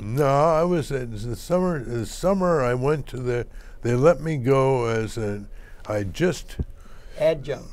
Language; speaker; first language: English; native; English